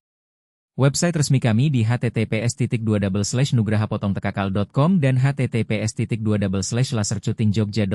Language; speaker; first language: Indonesian; native; Indonesian